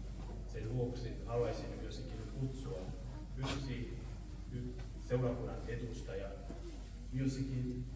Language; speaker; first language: Finnish; non-native, fluent; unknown